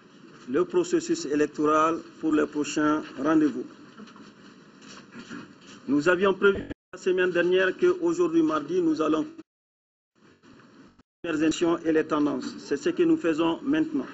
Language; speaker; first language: French; non-native, local second language; Bambara